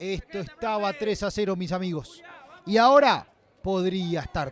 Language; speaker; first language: Spanish; native; Spanish